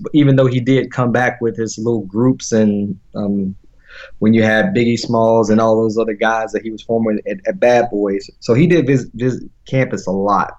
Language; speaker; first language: English; native; English